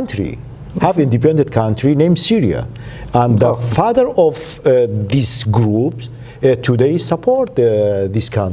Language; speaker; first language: English; non-native, learner; Central Kurdish